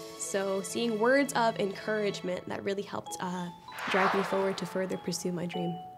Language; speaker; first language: English; native; English